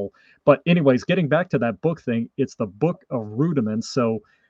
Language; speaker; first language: English; non-native, fluent; French